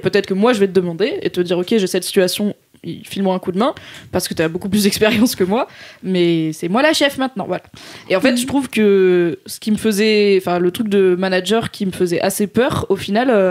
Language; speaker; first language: French; native; French